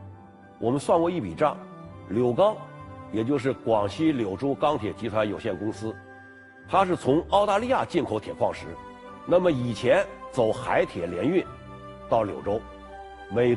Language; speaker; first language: Chinese; native; Chinese